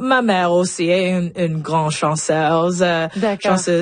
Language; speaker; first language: French; non-native, local second language; English